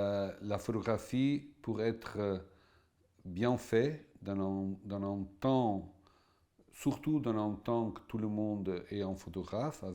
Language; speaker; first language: French; non-native, fluent; Portuguese